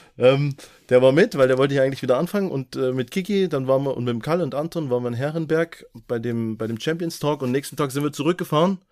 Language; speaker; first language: German; native; German